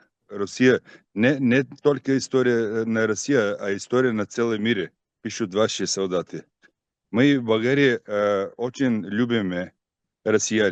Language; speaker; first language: Russian; non-native, learner; Bulgarian